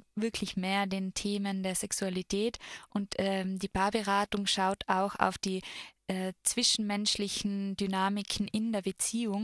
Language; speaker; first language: German; native; German